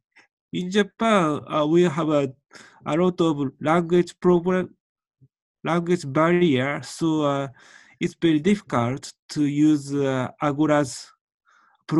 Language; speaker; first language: English; non-native, learner; Japanese